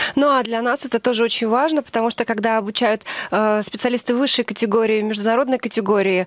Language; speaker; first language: Russian; native; Russian